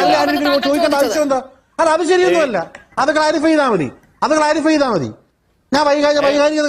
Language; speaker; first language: Malayalam; native; Malayalam